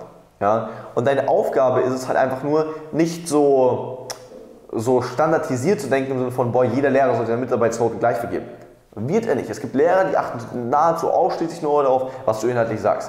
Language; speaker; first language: German; native; German